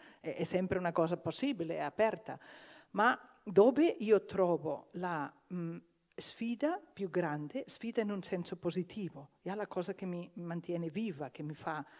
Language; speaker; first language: Italian; non-native, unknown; Catalan